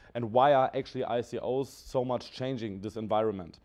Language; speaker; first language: English; non-native, fluent; German